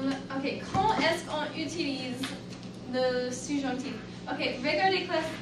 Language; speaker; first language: French; non-native, fluent; English